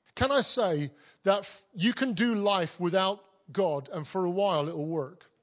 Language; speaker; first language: English; native; English